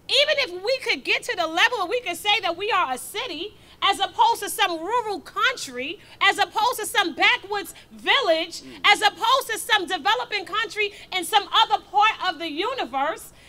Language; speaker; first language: English; native; English